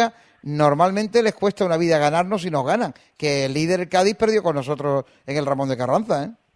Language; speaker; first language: Spanish; native; Spanish